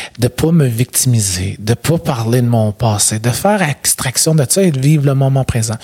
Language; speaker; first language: French; native; French